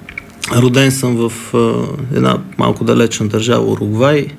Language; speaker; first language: Bulgarian; native; Bulgarian